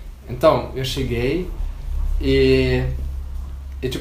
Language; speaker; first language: Portuguese; non-native, fluent; German